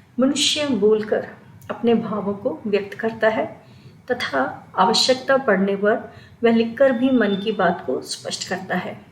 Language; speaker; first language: Hindi; native; Hindi